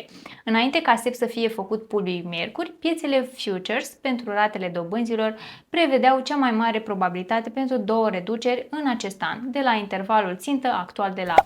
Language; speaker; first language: Romanian; native; Romanian